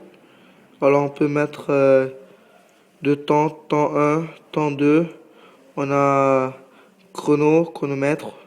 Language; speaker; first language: French; non-native, fluent; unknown